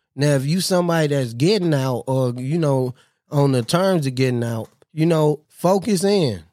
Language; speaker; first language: English; native; English